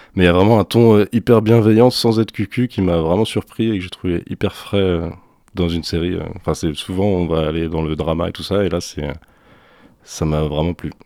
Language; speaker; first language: French; native; French